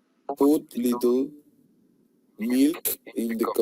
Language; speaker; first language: English; non-native, learner; Spanish